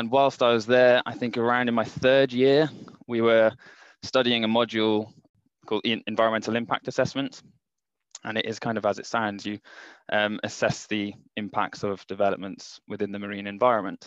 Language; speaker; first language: English; native; English